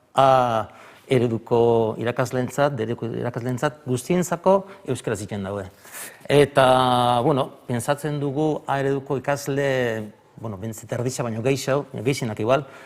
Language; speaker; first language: Basque; native; Basque